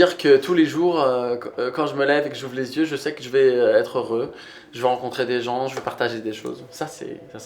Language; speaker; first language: French; native; French